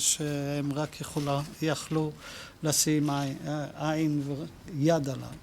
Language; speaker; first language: Hebrew; non-native, fluent; Dutch